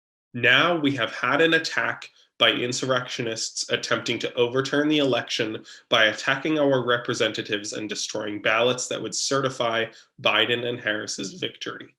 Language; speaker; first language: English; native; English